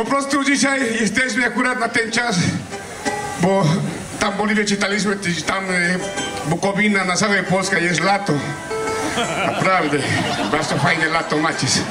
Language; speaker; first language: Polish; non-native, learner; Spanish